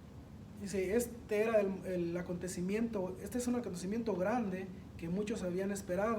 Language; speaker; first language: Spanish; native; Spanish